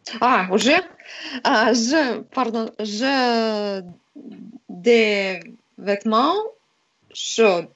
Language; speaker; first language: French; non-native, learner; Russian